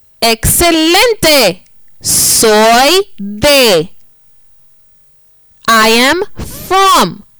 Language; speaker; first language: Spanish; non-native, fluent; English